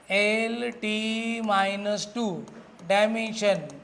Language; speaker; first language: Hindi; non-native, local second language; Marathi